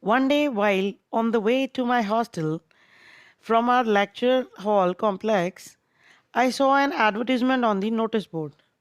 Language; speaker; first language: English; non-native, local second language; Punjabi